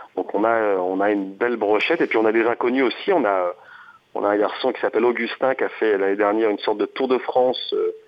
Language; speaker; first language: French; native; French